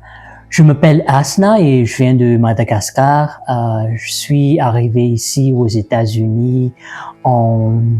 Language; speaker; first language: French; non-native, local second language; Malagasy